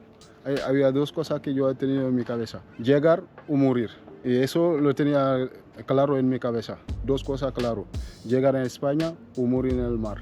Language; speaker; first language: Spanish; non-native, fluent; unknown